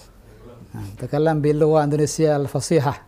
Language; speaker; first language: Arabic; non-native, fluent; Indonesian